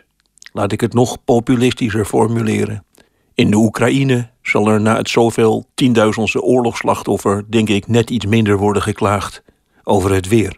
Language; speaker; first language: Dutch; native; Dutch